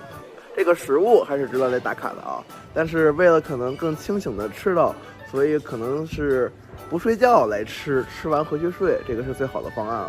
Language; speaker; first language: Chinese; native; Chinese